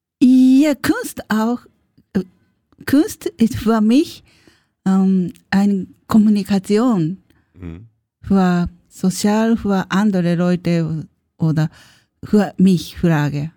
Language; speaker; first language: German; non-native, learner; Japanese